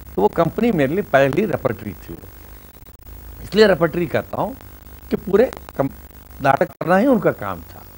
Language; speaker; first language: Hindi; non-native, local second language; Kannada